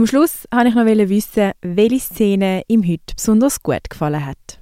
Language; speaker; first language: German; native; German